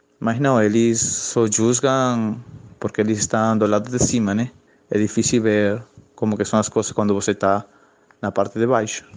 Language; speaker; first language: Portuguese; non-native, fluent; Spanish